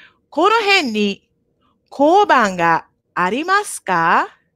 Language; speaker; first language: Japanese; non-native, fluent; English